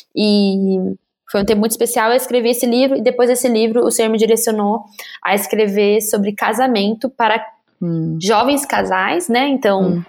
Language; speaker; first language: Portuguese; native; Portuguese